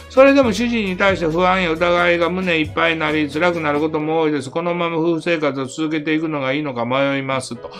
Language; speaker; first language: Japanese; native; Japanese